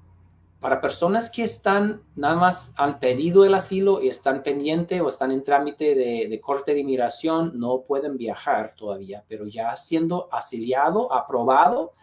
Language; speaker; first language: Spanish; non-native, fluent; English